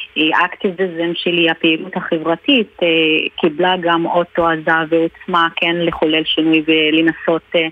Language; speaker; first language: Hebrew; non-native, local second language; Arabic